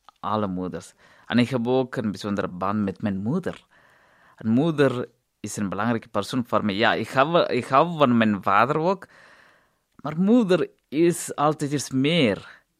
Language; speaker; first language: Dutch; non-native, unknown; Tamil